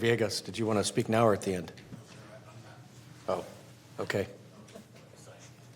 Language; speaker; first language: English; native; English